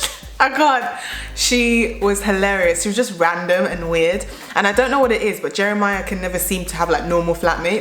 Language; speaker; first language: English; native; English